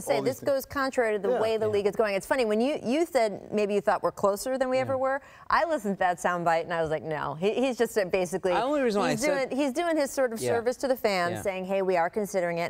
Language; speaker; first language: English; native; English